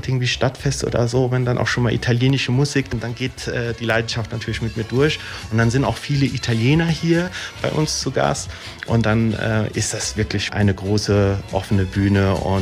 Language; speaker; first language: German; early bilingual, other home language; Italian